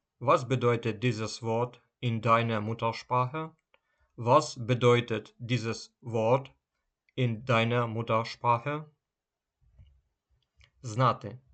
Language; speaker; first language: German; non-native, fluent; Ukrainian